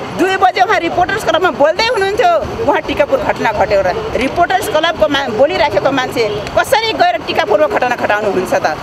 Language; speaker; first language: Nepali; non-native, local second language; Dangaura Tharu